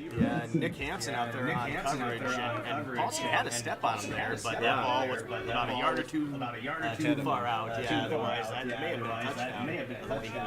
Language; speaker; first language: English; native; English